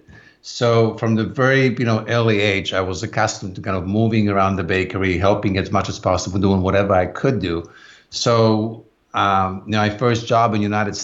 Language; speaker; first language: English; non-native, fluent; Polish